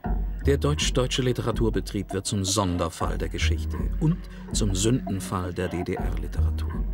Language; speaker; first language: German; native; German